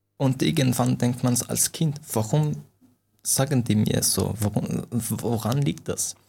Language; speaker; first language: German; non-native, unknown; Persian